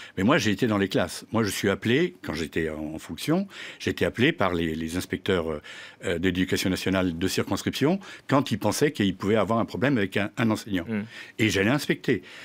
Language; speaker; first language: French; native; French